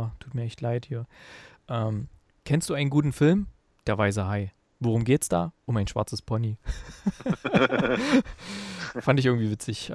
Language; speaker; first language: German; native; German